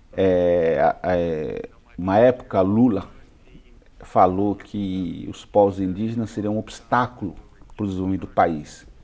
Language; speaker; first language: Portuguese; non-native, local second language; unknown